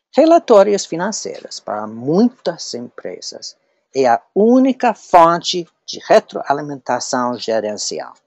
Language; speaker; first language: Portuguese; non-native, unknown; English